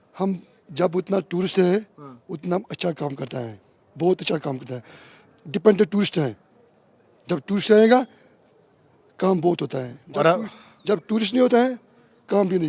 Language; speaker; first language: Hindi; non-native, local second language; Kashmiri